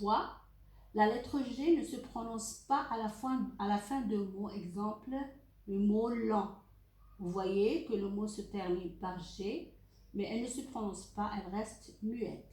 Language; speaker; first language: French; non-native, local second language; Arabic